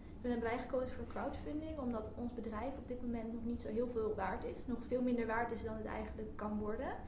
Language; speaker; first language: Dutch; native; Dutch